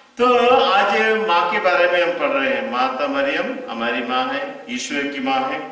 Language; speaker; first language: Hindi; non-native, local second language; Tamil